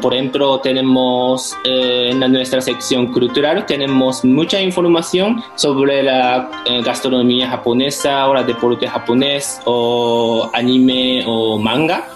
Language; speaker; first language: Spanish; non-native, fluent; Japanese